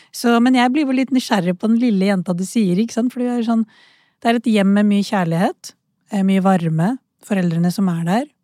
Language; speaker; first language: Norwegian; early bilingual, other home language; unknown